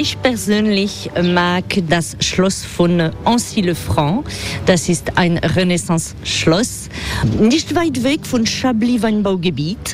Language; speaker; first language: German; non-native, fluent; French